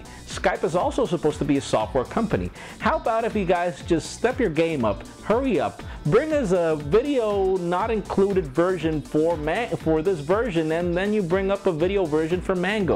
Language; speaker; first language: English; non-native, local second language; Spanish